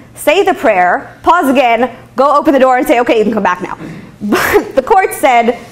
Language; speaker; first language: English; native; English